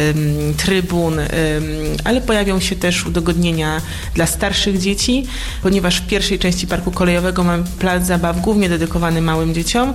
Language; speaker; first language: Polish; native; Polish